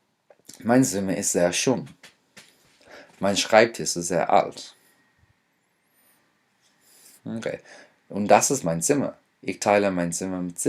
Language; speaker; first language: German; non-native, fluent; English